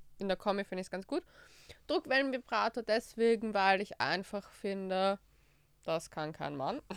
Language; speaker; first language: German; early bilingual, other home language; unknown